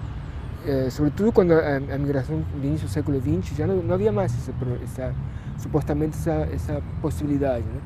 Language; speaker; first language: Portuguese; native; Portuguese